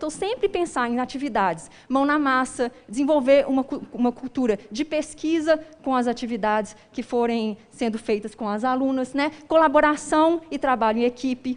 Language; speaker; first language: Portuguese; native; Portuguese